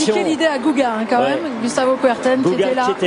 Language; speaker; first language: French; native; French